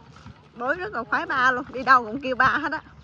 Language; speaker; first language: Vietnamese; native; Vietnamese